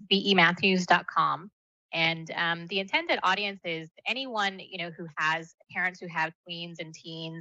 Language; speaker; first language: English; early bilingual, other home language; Malayalam